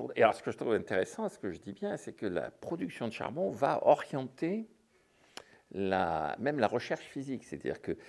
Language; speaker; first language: French; native; French